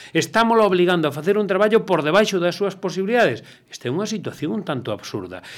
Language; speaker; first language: Galician; non-native, local second language; Spanish